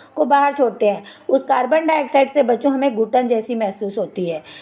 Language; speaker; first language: Hindi; non-native, local second language; Marathi